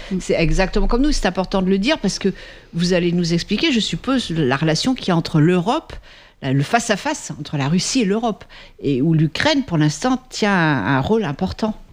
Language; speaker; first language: French; native; French